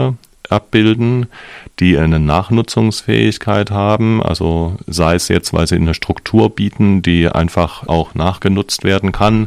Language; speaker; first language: German; native; German